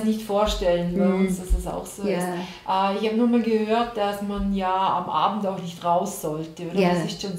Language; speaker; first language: German; native; German